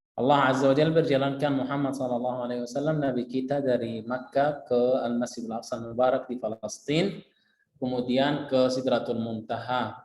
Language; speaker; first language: Indonesian; non-native, fluent; Arabic